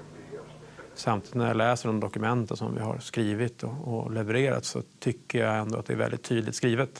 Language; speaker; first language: Swedish; native; Swedish